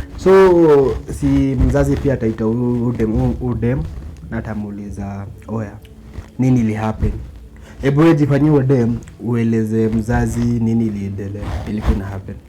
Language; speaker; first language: Swahili; native; Swahili